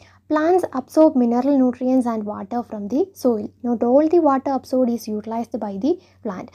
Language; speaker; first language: English; non-native, local second language; Malayalam